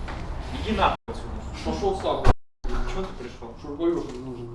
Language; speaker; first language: Russian; native; Russian